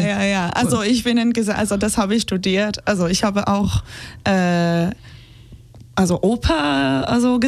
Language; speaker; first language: German; non-native, fluent; Hebrew